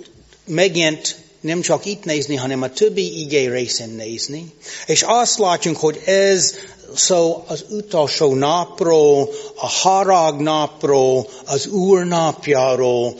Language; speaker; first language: Hungarian; non-native, fluent; English